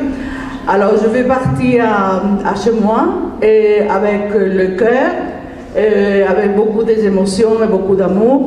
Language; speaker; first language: French; non-native, fluent; Spanish